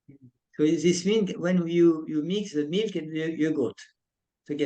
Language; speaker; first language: English; non-native, fluent; French